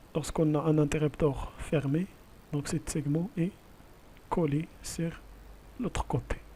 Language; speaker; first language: French; non-native, local second language; Arabic